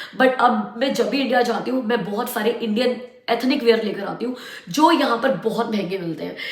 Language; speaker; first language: Hindi; native; Hindi